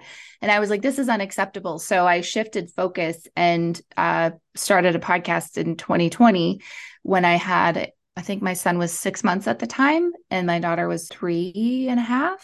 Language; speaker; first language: English; native; English